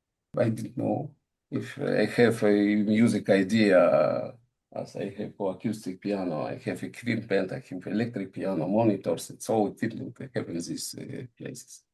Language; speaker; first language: English; non-native, learner; Russian